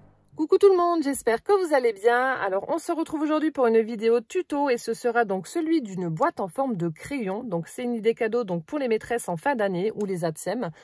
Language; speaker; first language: French; native; French